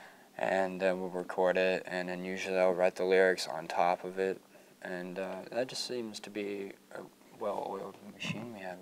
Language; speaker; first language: English; native; English